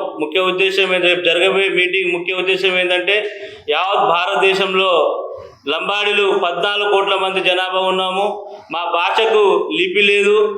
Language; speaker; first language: Telugu; non-native, local second language; Lambadi